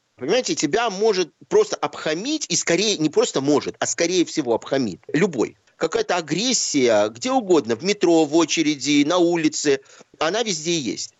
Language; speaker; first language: Russian; native; Russian